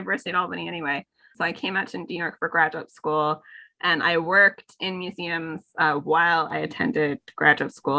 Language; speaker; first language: English; native; English